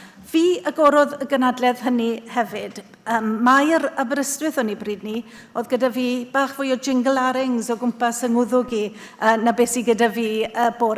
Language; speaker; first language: Welsh; native; Welsh